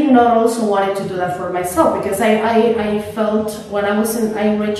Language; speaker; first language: English; non-native, fluent; Spanish